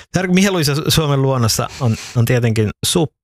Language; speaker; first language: Finnish; early bilingual, other home language; Somali